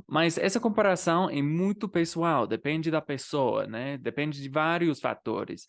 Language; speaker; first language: Portuguese; non-native, fluent; English